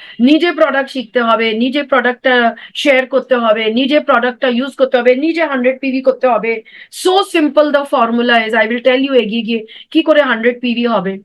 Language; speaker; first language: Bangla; non-native, local second language; Hindi